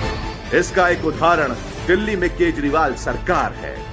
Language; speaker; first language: Hindi; native; Hindi